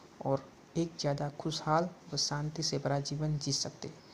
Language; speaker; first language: Hindi; native; Hindi